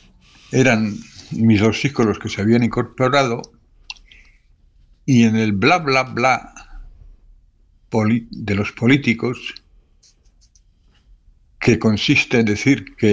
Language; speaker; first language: Spanish; native; Spanish